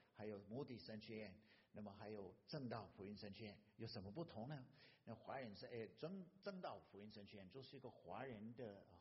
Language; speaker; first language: Chinese; non-native, fluent; English